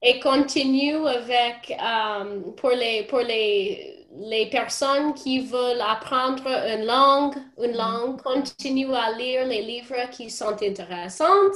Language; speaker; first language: French; non-native, fluent; English